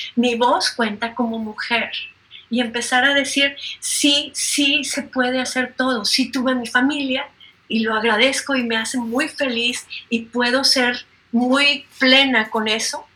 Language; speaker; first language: Spanish; native; Spanish